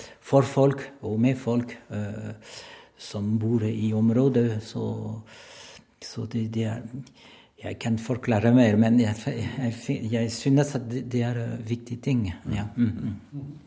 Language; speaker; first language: Norwegian; non-native, learner; French